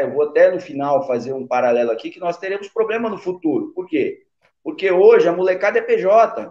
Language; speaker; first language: Portuguese; native; Portuguese